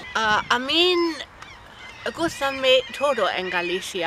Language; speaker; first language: Portuguese; non-native, learner; German